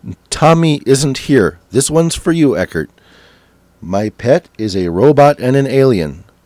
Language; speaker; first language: English; native; English